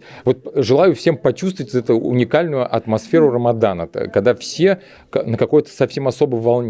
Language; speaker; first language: Russian; native; Russian